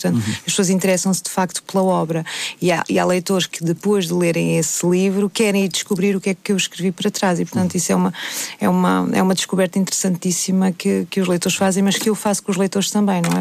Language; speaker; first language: Portuguese; native; Portuguese